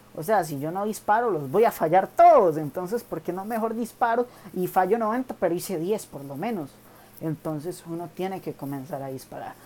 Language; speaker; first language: Spanish; native; Spanish